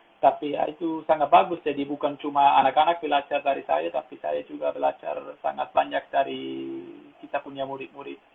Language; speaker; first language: Indonesian; non-native, fluent; Swiss German